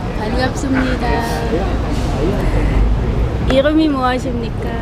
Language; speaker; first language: Korean; non-native, learner; Filipino